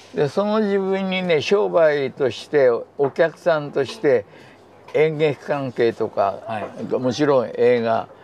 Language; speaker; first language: Japanese; native; Japanese